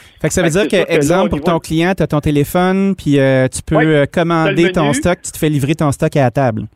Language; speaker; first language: French; native; French